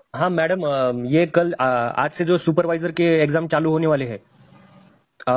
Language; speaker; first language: Hindi; non-native, local second language; Marathi